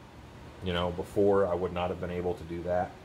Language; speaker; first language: English; native; English